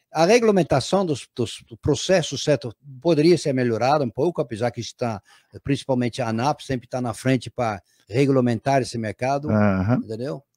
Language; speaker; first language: Portuguese; non-native, fluent; Dutch